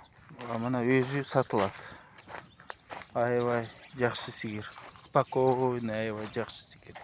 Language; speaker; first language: Kyrgyz; non-native, local second language; Uzbek